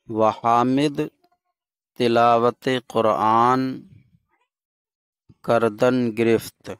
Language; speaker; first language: Persian; non-native, fluent; Urdu